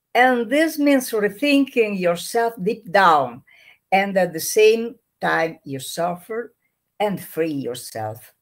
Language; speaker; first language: English; non-native, learner; Italian